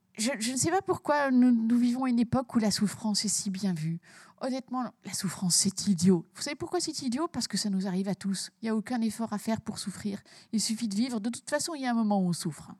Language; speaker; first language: French; early bilingual, heritage; French